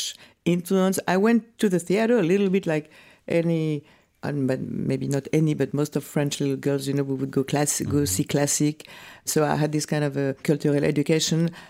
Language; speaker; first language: English; non-native, fluent; French